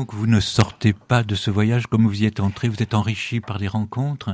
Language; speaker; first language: French; native; French